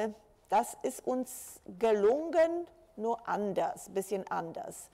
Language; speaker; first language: German; non-native, fluent; Polish